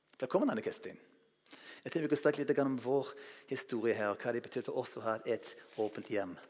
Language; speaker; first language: Norwegian; non-native, fluent; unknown